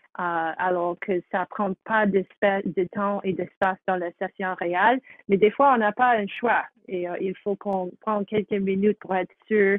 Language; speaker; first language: French; non-native, fluent; English